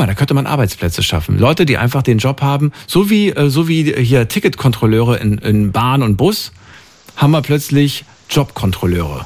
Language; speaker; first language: German; native; German